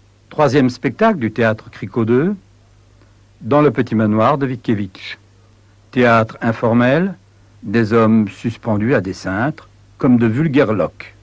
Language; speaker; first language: French; native; French